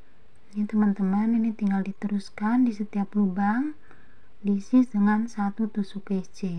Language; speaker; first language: Indonesian; native; Indonesian